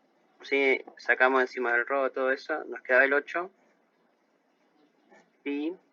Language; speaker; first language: Spanish; native; Spanish